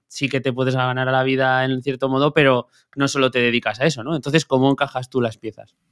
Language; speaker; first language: Spanish; native; Spanish